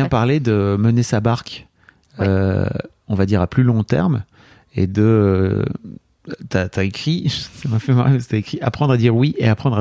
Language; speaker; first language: French; native; French